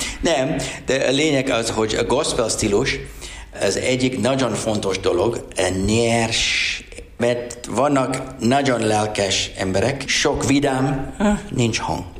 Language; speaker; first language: Hungarian; non-native, learner; English